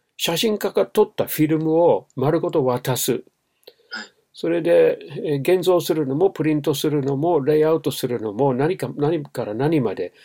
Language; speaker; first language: Japanese; non-native, fluent; English